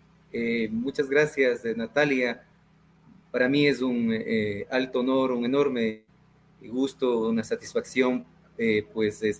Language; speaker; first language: Spanish; native; Spanish